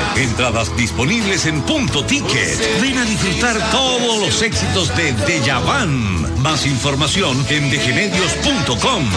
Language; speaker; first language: Spanish; native; Spanish